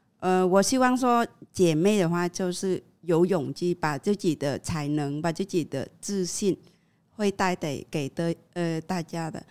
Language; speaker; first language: Chinese; non-native, fluent; Vietnamese